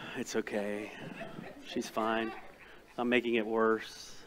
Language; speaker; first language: English; native; English